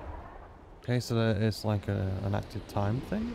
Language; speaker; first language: English; native; English